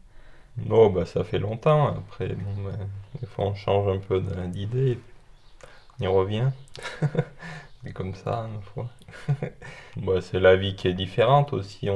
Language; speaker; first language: French; native; French